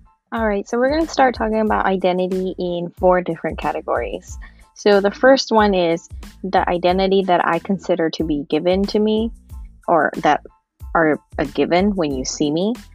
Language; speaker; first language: English; early bilingual, other home language; Spanish